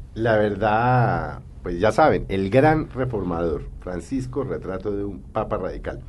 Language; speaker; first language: Spanish; native; Spanish